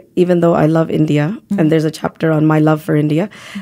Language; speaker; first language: English; native; English